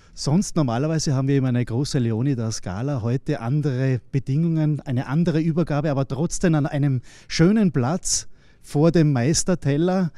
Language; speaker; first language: German; native; German